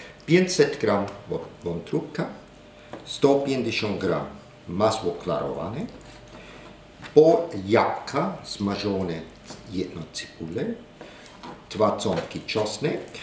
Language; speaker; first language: Polish; non-native, learner; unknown